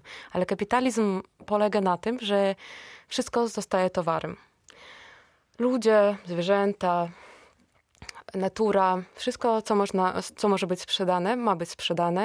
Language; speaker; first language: Polish; non-native, fluent; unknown